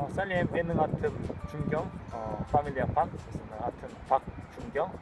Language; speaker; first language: Kazakh; non-native, learner; Korean